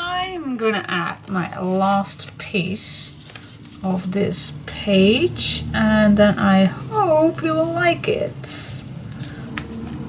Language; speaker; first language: English; non-native, fluent; Dutch